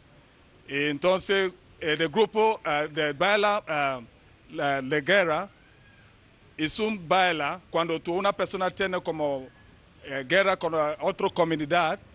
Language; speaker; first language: Spanish; non-native, learner; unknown